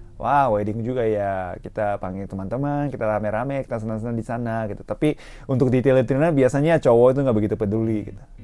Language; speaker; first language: Indonesian; non-native, fluent; Japanese